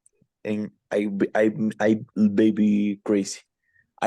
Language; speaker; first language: English; non-native, learner; Spanish